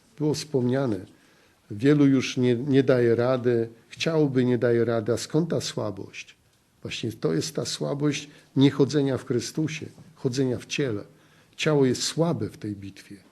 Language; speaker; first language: Polish; native; Polish